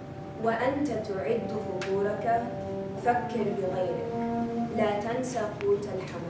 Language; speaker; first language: Arabic; non-native, learner; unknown